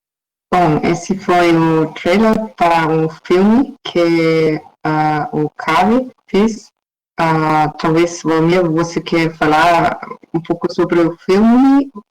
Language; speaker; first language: Portuguese; non-native, fluent; German